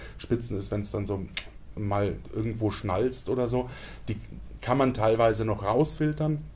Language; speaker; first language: German; native; German